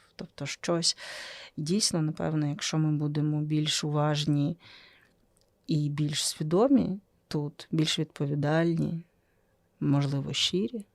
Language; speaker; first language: Ukrainian; native; Ukrainian